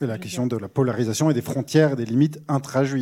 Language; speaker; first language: French; native; French